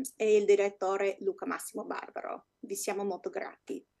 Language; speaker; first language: Italian; non-native, fluent; English